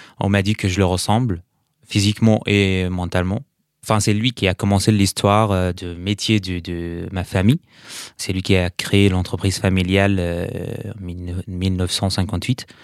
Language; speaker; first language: French; non-native, fluent; Arabic